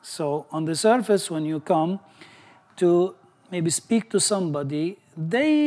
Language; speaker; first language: English; non-native, fluent; Arabic